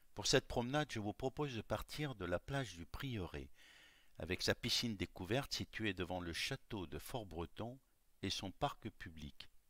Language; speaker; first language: French; native; French